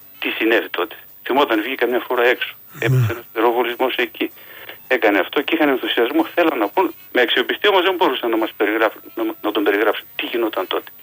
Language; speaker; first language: Greek; native; Greek